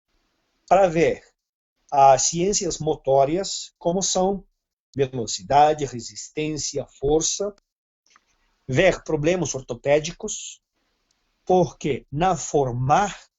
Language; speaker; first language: Portuguese; non-native, fluent; Serbian